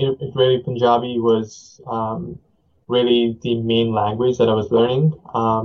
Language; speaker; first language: English; non-native, local second language; Punjabi